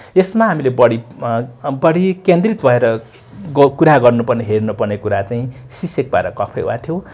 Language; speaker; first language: Nepali; non-native, local second language; Limbu